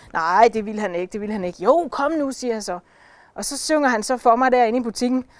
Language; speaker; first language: Danish; native; Danish